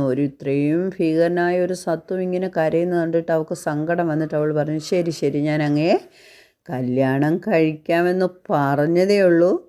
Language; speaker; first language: Malayalam; native; Malayalam